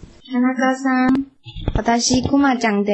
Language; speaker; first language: Japanese; non-native, learner; Chinese